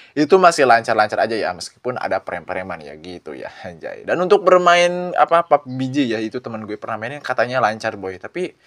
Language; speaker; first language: Indonesian; non-native, local second language; Sundanese